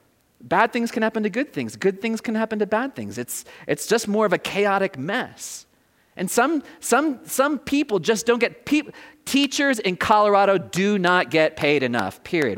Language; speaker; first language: English; native; English